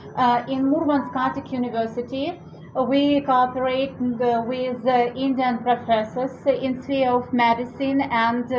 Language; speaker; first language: English; non-native, fluent; Russian